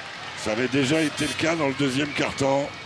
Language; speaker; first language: French; native; French